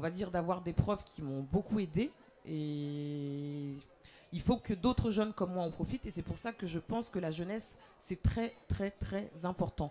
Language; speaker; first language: French; native; French